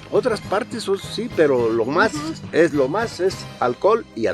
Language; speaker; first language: Spanish; native; Spanish